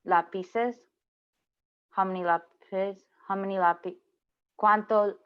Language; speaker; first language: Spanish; non-native, learner; English